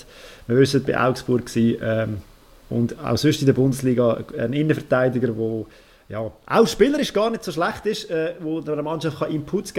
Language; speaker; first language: German; native; German